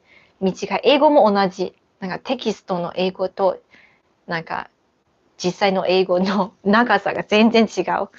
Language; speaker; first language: Japanese; non-native, fluent; Chinese